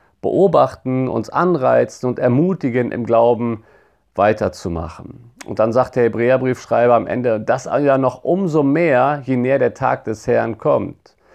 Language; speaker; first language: German; native; German